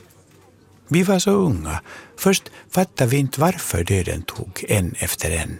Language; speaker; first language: Swedish; native; Swedish